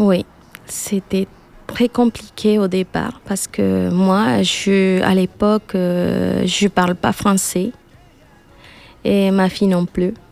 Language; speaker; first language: French; non-native, learner; Spanish